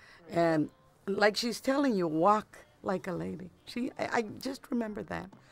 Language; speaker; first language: English; early bilingual, other home language; Spanish